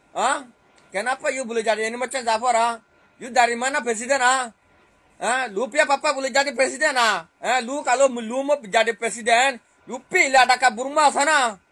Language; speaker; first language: Malay; non-native, fluent; Rohingya